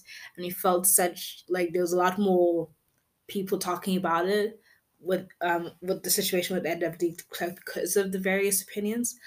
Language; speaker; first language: English; native; English